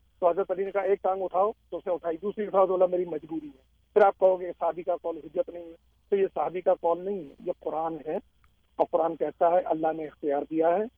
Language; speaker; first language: Urdu; native; Urdu